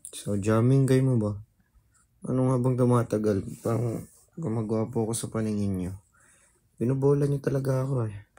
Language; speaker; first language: Filipino; non-native, local second language; Hiligaynon